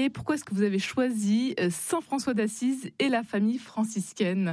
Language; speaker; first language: French; native; French